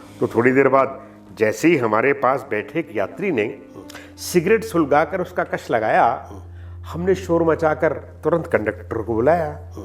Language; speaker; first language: Hindi; non-native, local second language; Punjabi